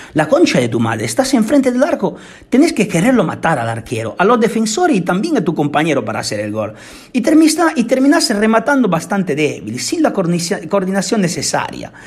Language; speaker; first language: Spanish; non-native, fluent; Italian